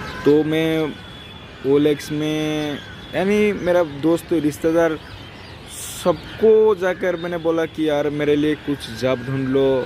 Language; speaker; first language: Hindi; non-native, local second language; Odia